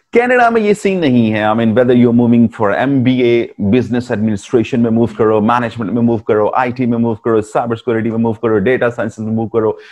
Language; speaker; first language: Urdu; non-native, local second language; Punjabi